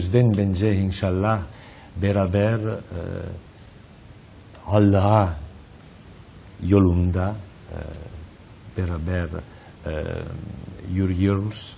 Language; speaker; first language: Turkish; non-native, learner; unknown